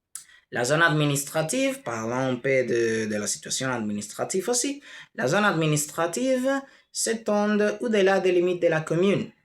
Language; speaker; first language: French; non-native, learner; Spanish